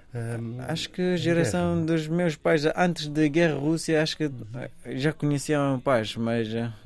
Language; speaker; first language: Portuguese; non-native, fluent; Persian